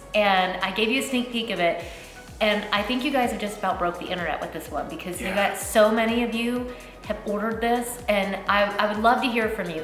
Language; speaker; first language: English; native; English